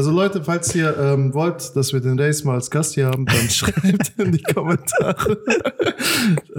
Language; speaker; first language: German; native; German